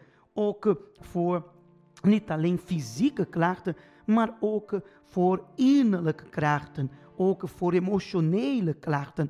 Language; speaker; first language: Dutch; non-native, fluent; Portuguese